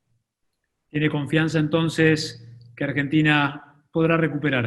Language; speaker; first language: Spanish; native; Spanish